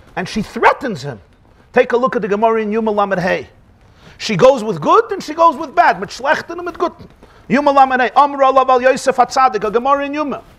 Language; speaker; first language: English; native; English